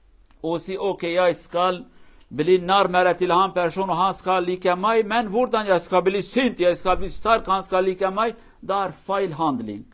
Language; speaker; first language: Norwegian; non-native, learner; Kurdish